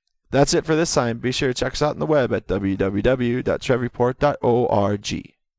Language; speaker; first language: English; native; English